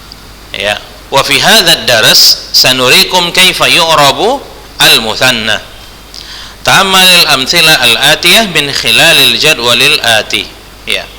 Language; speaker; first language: Arabic; non-native, fluent; Indonesian